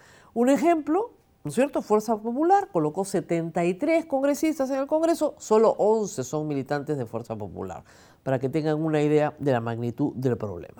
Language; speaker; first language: Spanish; native; Spanish